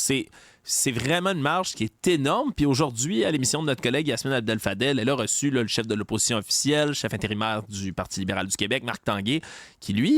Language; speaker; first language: French; native; French